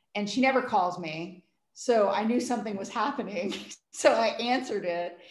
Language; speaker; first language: English; native; English